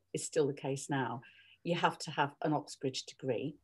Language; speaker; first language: English; native; English